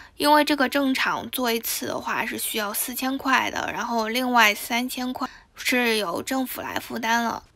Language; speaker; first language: Chinese; native; Chinese